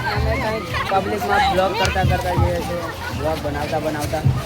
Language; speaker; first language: Gujarati; non-native, local second language; Rathawi